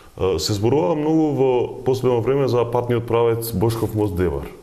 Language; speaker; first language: Macedonian; non-native, local second language; Albanian